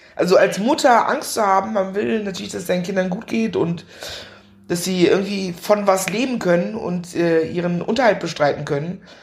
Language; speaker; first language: German; early bilingual, other home language; Akan